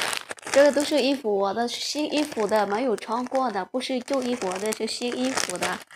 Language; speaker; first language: Chinese; non-native, fluent; Lao